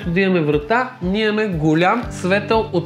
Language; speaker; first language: Bulgarian; native; Bulgarian